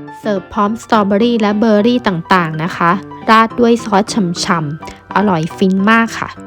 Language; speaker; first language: Thai; native; Thai